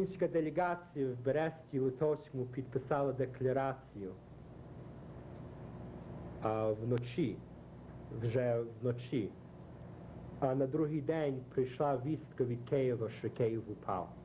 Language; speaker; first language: Ukrainian; early bilingual, heritage; Ukrainian